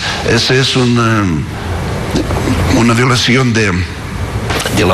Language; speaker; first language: Spanish; non-native, fluent; Russian